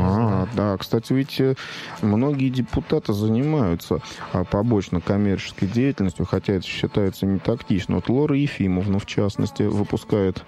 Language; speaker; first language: Russian; native; Russian